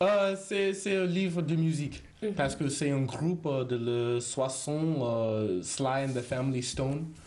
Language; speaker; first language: French; non-native, learner; English